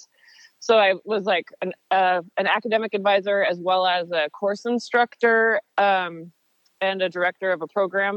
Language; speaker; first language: English; native; English